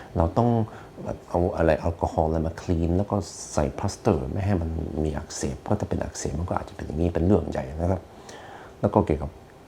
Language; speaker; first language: Thai; non-native, fluent; Norwegian